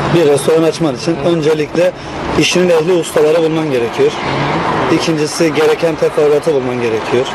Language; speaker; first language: Turkish; native; Turkish